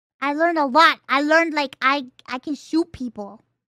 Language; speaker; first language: English; early bilingual, other home language; Spanish